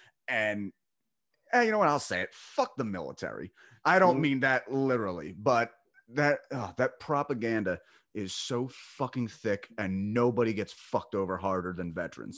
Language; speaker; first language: English; native; English